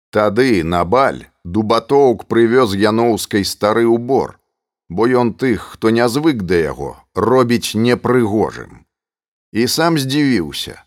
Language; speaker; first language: Belarusian; native; Belarusian